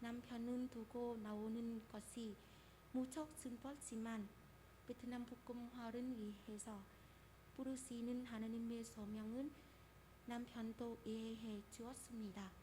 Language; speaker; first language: Korean; non-native, fluent; Vietnamese